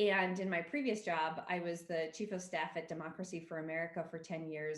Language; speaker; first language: English; native; English